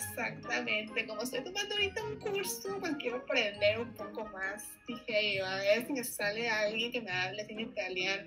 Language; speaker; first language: Spanish; native; Spanish